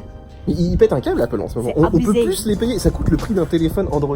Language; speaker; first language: French; native; French